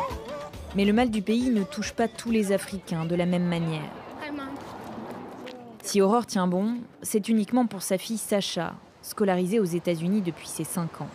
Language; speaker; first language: French; native; French